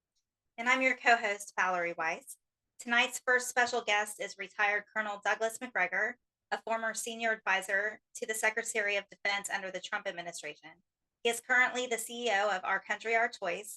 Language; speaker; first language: English; native; English